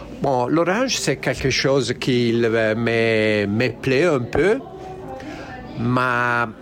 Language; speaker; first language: French; non-native, learner; Italian